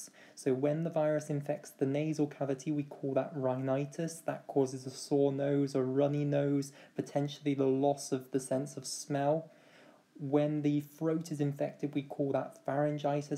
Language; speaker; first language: English; native; English